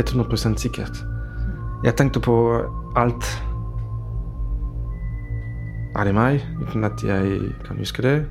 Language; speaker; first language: Norwegian; non-native, fluent; French